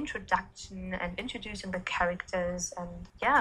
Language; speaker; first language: English; non-native, fluent; German